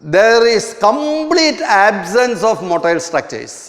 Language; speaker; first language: English; non-native, local second language; Malayalam